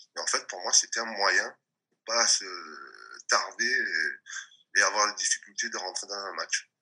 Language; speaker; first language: French; non-native, local second language; Réunion Creole French